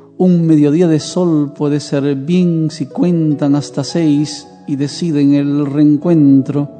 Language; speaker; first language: Spanish; native; Spanish